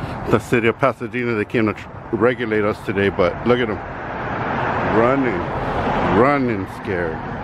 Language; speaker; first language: English; early bilingual, other home language; Spanish